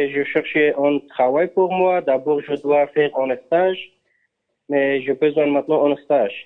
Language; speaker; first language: French; non-native, learner; Persian